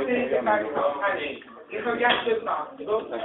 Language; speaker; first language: French; native; French